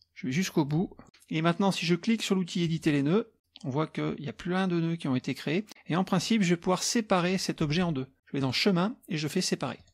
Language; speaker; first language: French; native; French